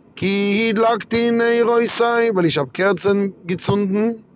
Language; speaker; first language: German; non-native, fluent; Hebrew